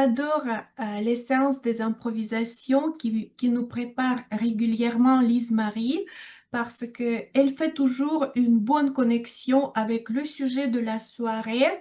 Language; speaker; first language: French; non-native, learner; Russian